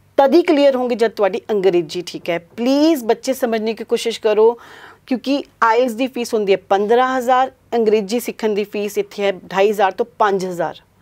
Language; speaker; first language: Hindi; non-native, local second language; Punjabi